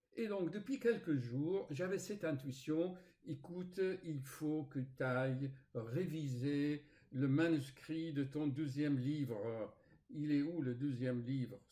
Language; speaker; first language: French; non-native, fluent; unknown